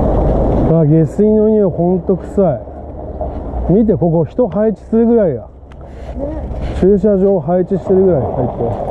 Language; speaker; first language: Japanese; native; Japanese